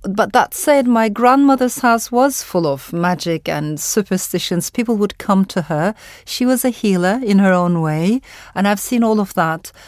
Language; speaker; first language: English; non-native, fluent; Turkish